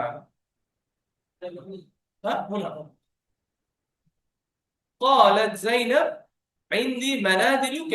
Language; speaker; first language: Arabic; non-native, fluent; Bangla